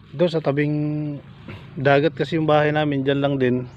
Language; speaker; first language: Filipino; native; Filipino